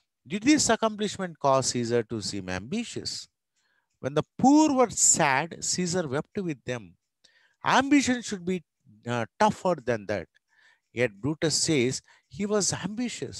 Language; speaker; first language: English; non-native, local second language; Telugu